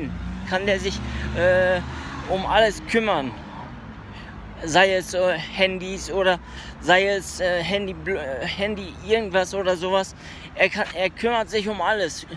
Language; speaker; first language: German; early bilingual, other home language; Turkish